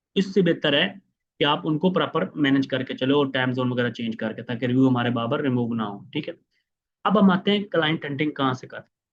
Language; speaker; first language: Urdu; non-native, local second language; Punjabi